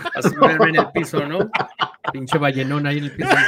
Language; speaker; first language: Spanish; early bilingual, heritage; Spanish